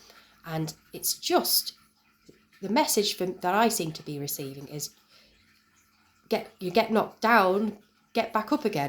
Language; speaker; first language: English; native; English